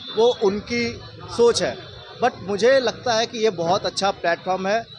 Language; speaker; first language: Hindi; non-native, local second language; Bangla